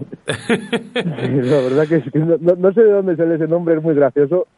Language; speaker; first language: Spanish; native; Spanish